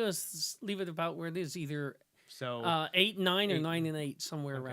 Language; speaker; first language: English; native; English